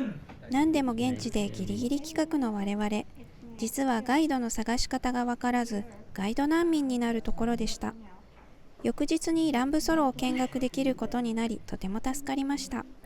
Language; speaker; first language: Japanese; native; Japanese